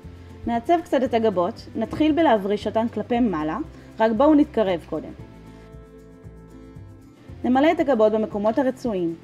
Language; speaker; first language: Hebrew; native; Hebrew